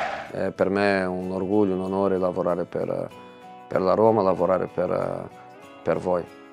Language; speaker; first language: Italian; non-native, fluent; Portuguese